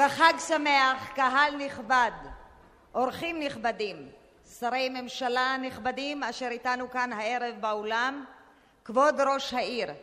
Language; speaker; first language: Hebrew; native; Hebrew